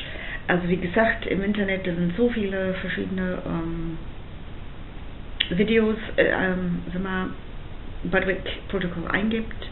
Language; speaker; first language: German; non-native, fluent; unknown